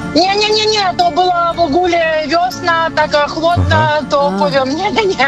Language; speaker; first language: Polish; non-native, learner; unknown